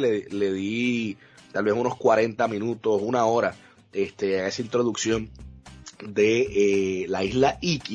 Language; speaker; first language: Spanish; native; Spanish